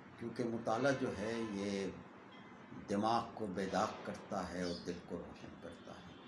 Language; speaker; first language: Urdu; native; Urdu